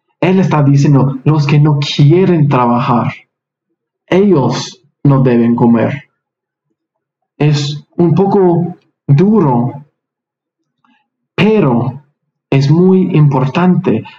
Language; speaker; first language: Spanish; non-native, fluent; English